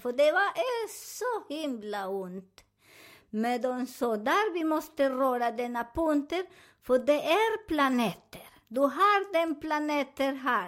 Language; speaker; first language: Swedish; non-native, learner; Spanish